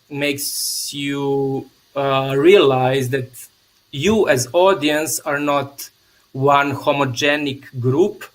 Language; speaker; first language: English; non-native, fluent; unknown